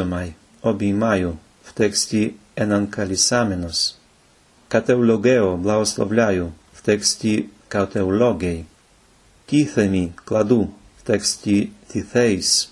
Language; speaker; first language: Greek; non-native, fluent; Ukrainian